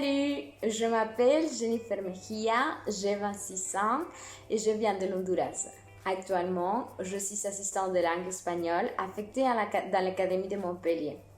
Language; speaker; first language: French; non-native, fluent; Spanish